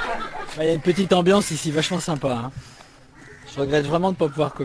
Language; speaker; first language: French; native; French